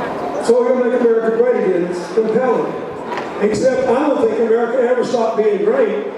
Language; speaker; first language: English; native; English